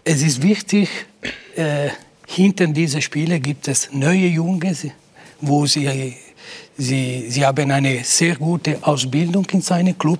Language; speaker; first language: German; non-native, local second language; Italian